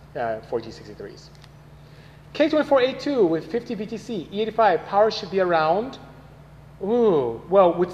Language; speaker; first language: English; non-native, local second language; Igbo